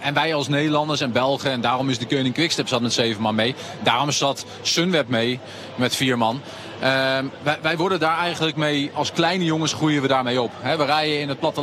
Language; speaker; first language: Dutch; native; Dutch